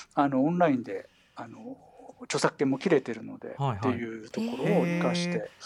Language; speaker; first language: Japanese; native; Japanese